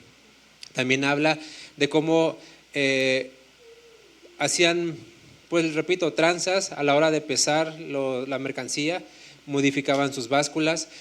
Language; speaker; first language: Spanish; native; Spanish